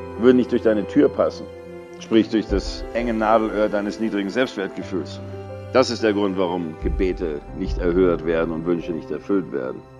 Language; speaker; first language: German; early bilingual, other home language; English